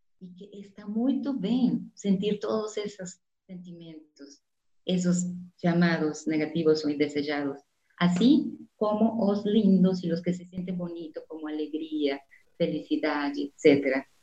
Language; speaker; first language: Spanish; non-native, fluent; Portuguese